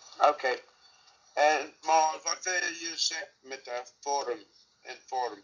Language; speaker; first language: Dutch; non-native, learner; English